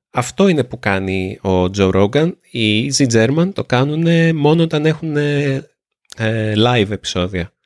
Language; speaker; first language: Greek; native; Greek